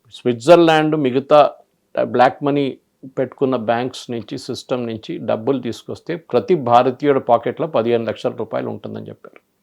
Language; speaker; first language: Telugu; early bilingual, other home language; Malayalam